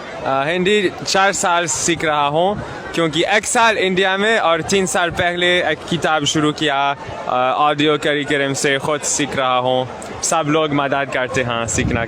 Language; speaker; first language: Hindi; non-native, learner; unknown